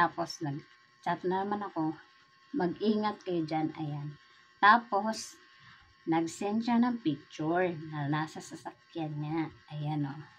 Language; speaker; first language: Filipino; non-native, local second language; Cebuano